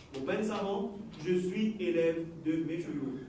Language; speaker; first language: French; non-native, local second language; Haitian Creole